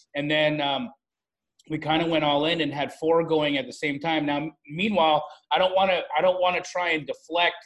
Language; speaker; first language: English; native; English